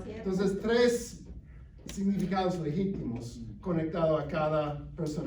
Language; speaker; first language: Spanish; non-native, fluent; English